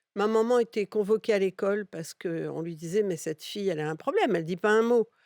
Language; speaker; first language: French; early bilingual, other home language; Catalan